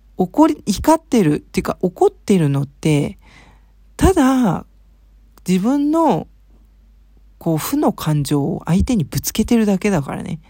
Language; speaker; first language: Japanese; early bilingual, heritage; Japanese